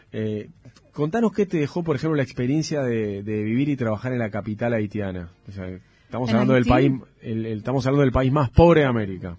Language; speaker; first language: Spanish; native; Spanish